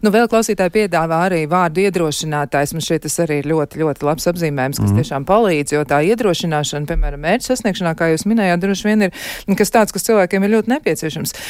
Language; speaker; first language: Latvian; native; Latvian